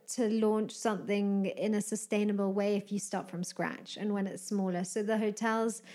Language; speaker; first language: English; native; English